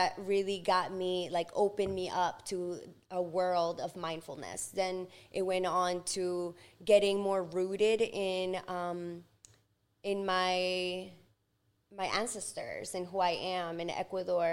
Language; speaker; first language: English; non-native, fluent; Spanish